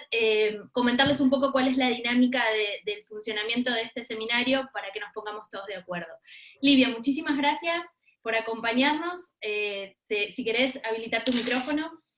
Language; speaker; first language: Spanish; native; Spanish